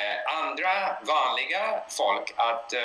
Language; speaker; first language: Swedish; non-native, fluent; English